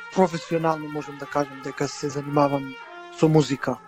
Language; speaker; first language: Macedonian; native; Macedonian